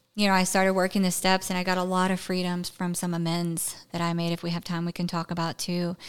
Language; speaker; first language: English; native; English